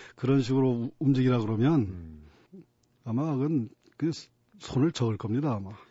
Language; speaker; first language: Korean; native; Korean